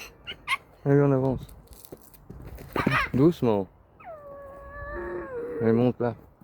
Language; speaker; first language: French; native; French